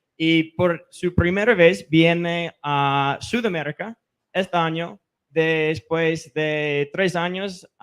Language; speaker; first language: Spanish; non-native, fluent; English